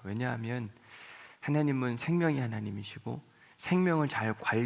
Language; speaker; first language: Korean; native; Korean